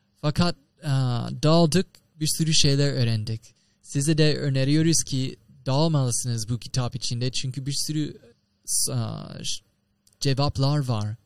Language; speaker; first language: Turkish; non-native, fluent; English